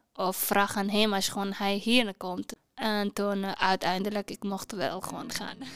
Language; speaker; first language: Dutch; non-native, learner; Persian